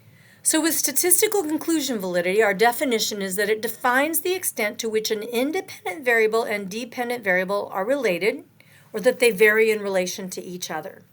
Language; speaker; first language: English; native; English